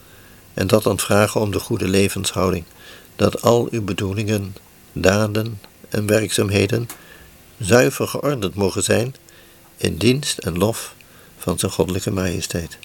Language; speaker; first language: Dutch; native; Dutch